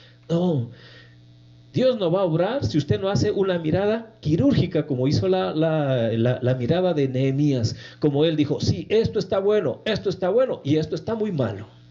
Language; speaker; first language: Spanish; native; Spanish